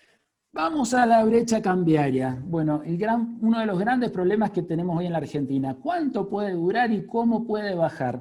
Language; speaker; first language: Spanish; native; Spanish